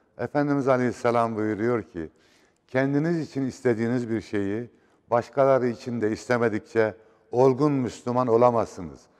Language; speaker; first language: Turkish; native; Turkish